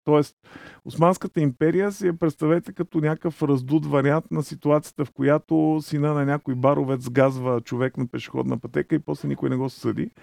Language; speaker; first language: Bulgarian; native; Bulgarian